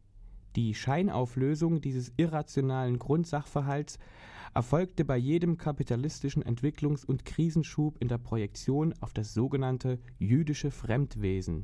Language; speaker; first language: German; native; German